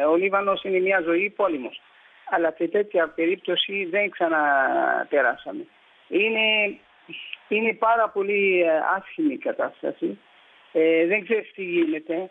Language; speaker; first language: Greek; early bilingual, heritage; Greek